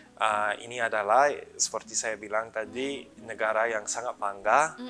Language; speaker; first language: Indonesian; early bilingual, other home language; English